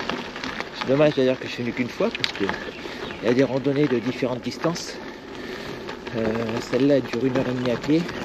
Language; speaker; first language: French; native; French